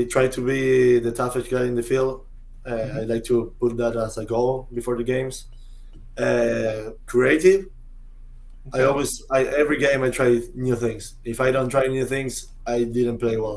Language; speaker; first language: English; non-native, fluent; Spanish